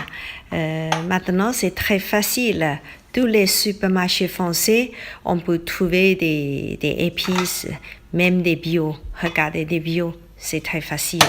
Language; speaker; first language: French; non-native, learner; Thai